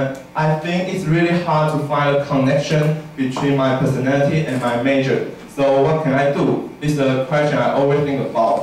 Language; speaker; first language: English; non-native, learner; Chinese